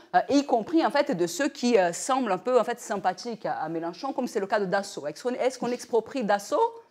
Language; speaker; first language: French; non-native, fluent; Portuguese